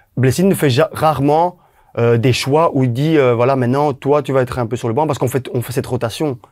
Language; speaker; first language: French; native; French